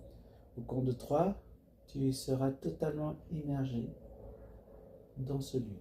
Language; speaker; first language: French; native; French